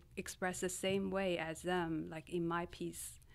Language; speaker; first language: English; non-native, fluent; Chinese